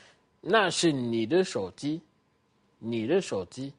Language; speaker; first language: Chinese; non-native, fluent; French